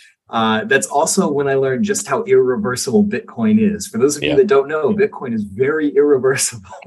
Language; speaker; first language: English; native; English